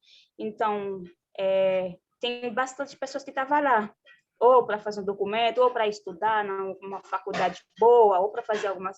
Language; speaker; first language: Portuguese; non-native, fluent; Haitian Creole